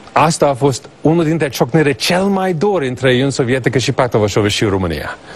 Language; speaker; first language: Romanian; non-native, fluent; English